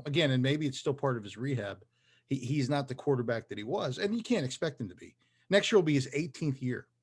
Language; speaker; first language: English; native; English